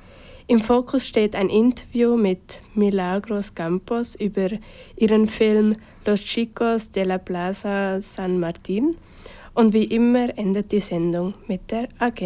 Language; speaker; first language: German; native; German